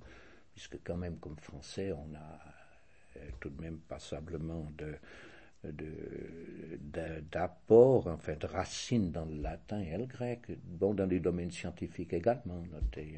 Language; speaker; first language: French; native; French